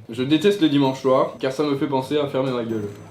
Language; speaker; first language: French; native; French